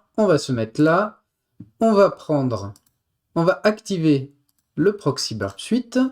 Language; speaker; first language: French; native; French